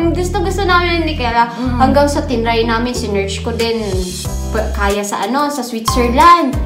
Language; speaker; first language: Filipino; native; Filipino